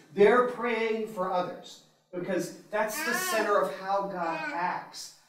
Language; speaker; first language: English; native; English